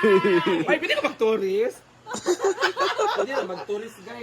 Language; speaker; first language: Filipino; non-native, local second language; Cebuano